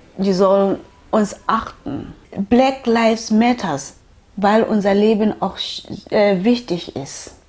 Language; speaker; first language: German; non-native, fluent; Tswana